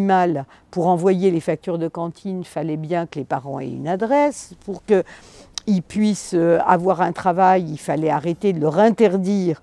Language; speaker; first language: French; native; French